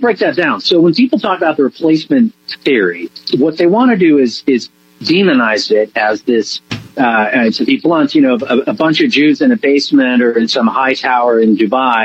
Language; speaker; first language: English; native; English